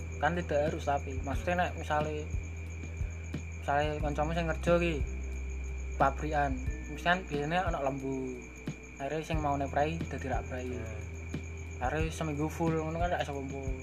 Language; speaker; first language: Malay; non-native, local second language; Javanese